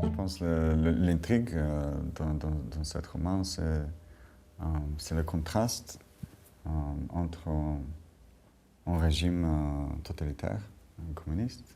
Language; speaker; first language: French; non-native, fluent; Bulgarian